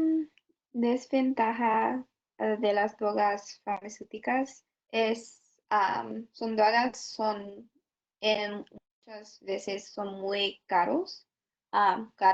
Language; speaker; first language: Spanish; non-native, learner; English